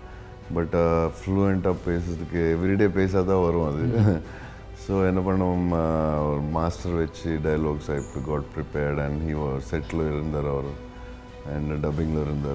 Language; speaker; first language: Tamil; non-native, local second language; Telugu